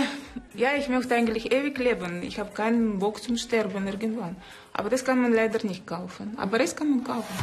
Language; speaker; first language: German; non-native, fluent; Russian